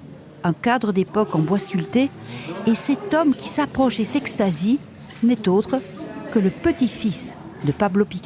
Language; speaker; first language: French; native; French